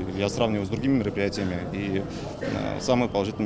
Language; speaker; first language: Russian; native; Russian